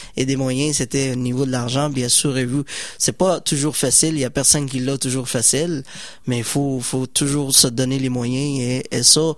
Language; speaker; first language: French; non-native, fluent; Somali